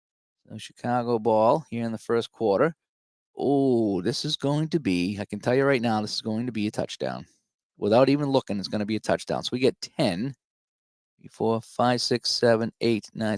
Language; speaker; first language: English; native; English